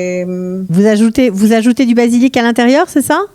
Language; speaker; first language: French; native; French